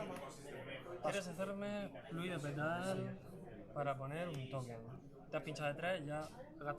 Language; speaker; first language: Spanish; native; Spanish